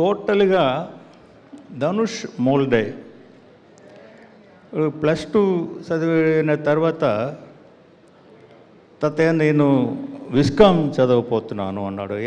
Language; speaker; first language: Telugu; non-native, learner; Tamil